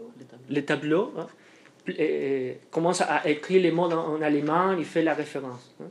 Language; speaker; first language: French; non-native, fluent; Spanish